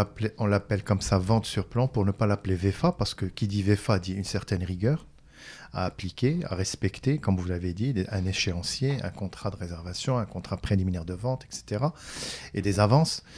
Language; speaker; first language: French; non-native, local second language; Arabic